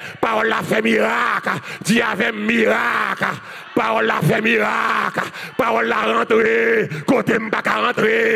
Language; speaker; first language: French; non-native, learner; Haitian Creole